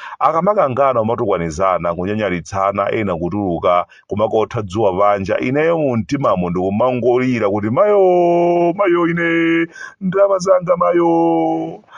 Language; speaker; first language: Nyanja; native; Nyanja